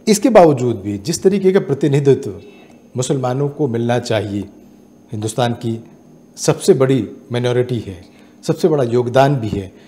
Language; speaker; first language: Hindi; native; Hindi